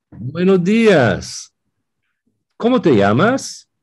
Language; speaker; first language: Spanish; non-native, fluent; English